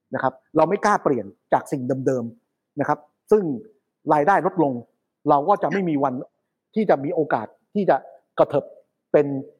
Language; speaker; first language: Thai; native; Thai